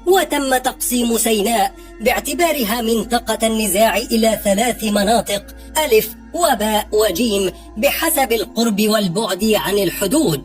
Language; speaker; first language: Arabic; native; Arabic